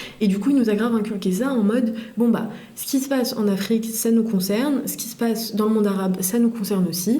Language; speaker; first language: French; native; French